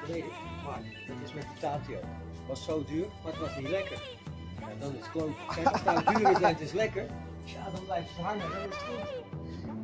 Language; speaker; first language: Dutch; native; Dutch